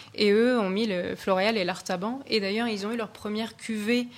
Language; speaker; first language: French; native; French